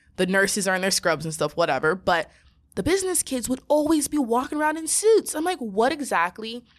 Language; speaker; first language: English; native; English